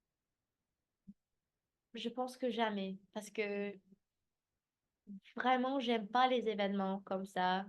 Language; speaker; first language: French; early bilingual, heritage; English